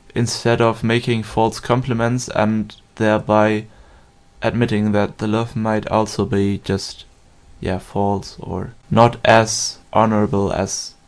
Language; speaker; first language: English; non-native, fluent; German